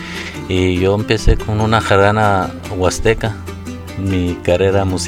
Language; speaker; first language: Spanish; early bilingual, heritage; Spanish